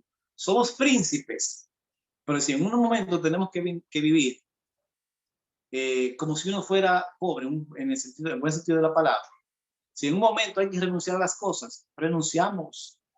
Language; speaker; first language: Spanish; native; Spanish